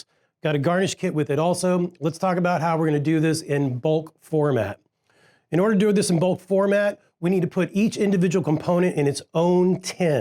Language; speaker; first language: English; native; English